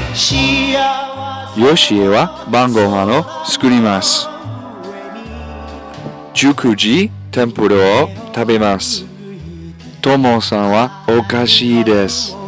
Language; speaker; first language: Japanese; non-native, learner; English